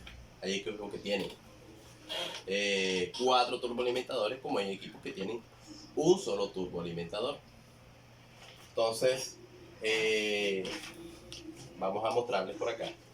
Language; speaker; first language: Spanish; native; Spanish